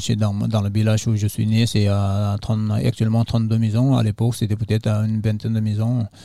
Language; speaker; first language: French; non-native, fluent; Nepali